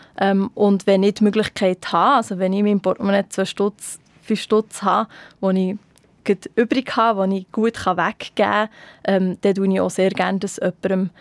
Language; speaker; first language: German; native; German